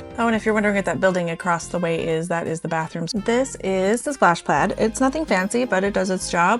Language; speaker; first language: English; native; English